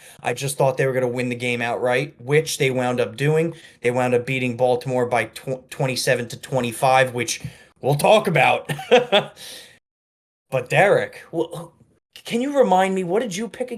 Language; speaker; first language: English; native; English